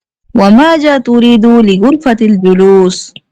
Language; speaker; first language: Arabic; non-native, learner; Bangla